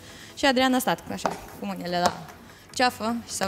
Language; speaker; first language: Romanian; native; Romanian